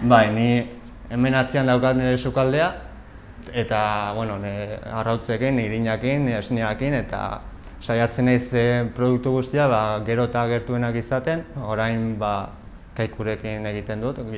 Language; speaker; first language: Basque; non-native, local second language; Spanish